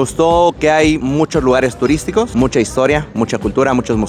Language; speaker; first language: Spanish; native; Spanish